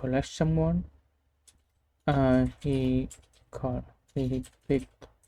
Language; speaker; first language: English; non-native, learner; Vietnamese